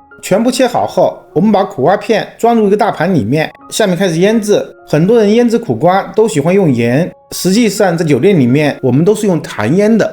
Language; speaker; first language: Chinese; native; Chinese